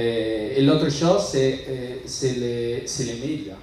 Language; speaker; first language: French; non-native, learner; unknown